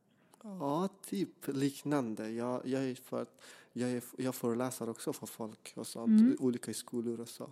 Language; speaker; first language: Swedish; non-native, fluent; Persian